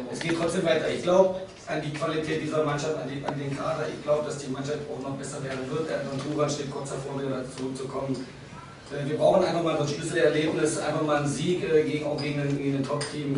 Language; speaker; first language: German; native; German